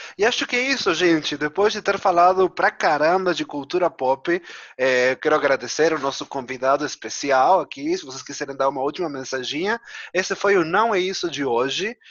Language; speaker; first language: Portuguese; non-native, fluent; Spanish